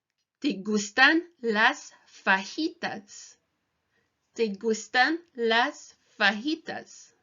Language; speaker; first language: Spanish; non-native, learner; English